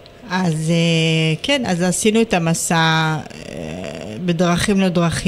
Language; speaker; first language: Hebrew; early bilingual, other home language; Amharic